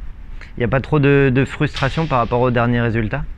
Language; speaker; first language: French; native; French